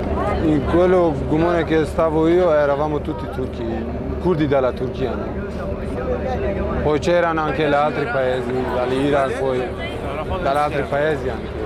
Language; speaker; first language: Italian; non-native, learner; Kurdish